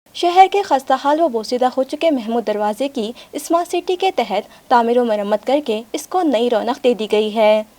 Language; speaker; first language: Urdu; native; Urdu